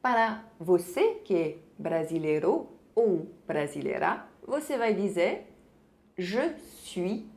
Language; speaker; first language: Portuguese; non-native, fluent; French